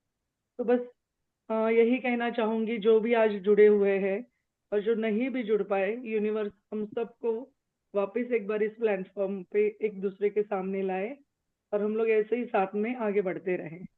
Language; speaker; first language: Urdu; non-native, local second language; Marathi